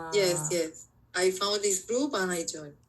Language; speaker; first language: English; non-native, learner; Spanish